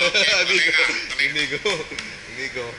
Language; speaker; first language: Spanish; non-native, learner; Vietnamese